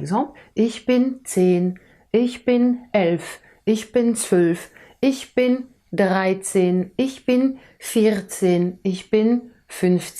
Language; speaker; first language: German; non-native, fluent; French